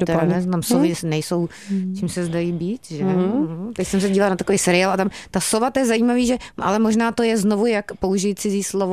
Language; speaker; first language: Czech; native; Czech